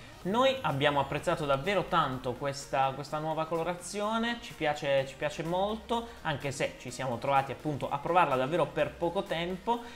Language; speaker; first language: Italian; native; Italian